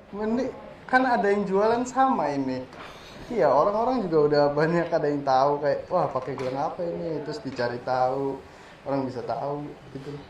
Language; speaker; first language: Indonesian; native; Indonesian